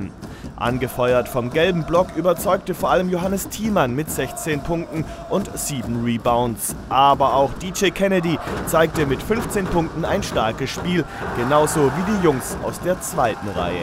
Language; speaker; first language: German; native; German